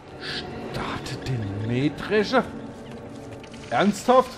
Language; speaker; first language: German; native; German